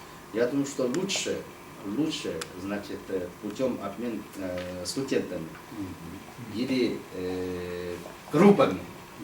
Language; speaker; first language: Russian; non-native, fluent; Chinese